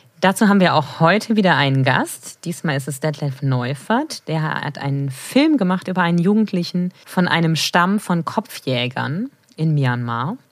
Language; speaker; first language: German; native; German